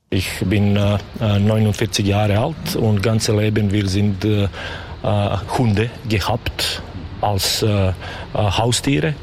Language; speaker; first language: German; non-native, learner; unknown